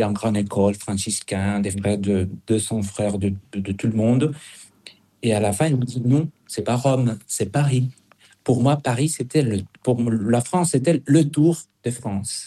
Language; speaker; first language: French; non-native, fluent; Spanish